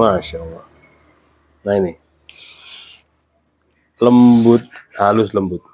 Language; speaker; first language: Indonesian; native; Indonesian